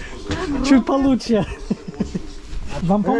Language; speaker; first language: Russian; non-native, learner; English